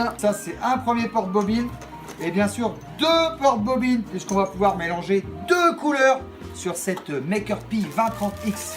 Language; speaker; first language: French; native; French